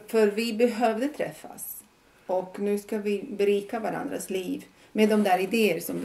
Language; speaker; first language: Swedish; non-native, fluent; Latvian